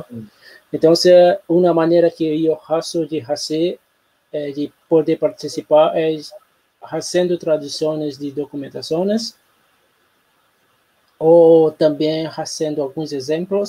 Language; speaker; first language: Spanish; non-native, learner; Portuguese